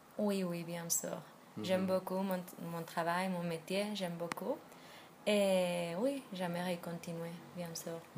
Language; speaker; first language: French; non-native, fluent; Spanish